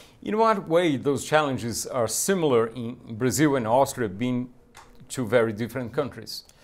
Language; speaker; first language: English; non-native, fluent; Portuguese